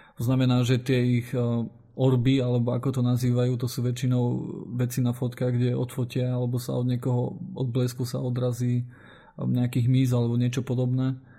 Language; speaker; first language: Slovak; non-native, local second language; Hungarian